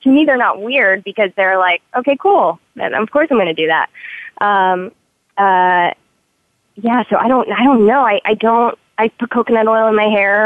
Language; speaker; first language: English; native; English